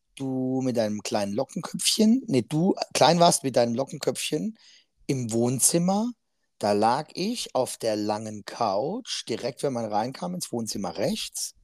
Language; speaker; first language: German; native; German